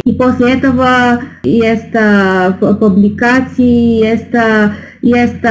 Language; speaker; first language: Russian; non-native, learner; Bulgarian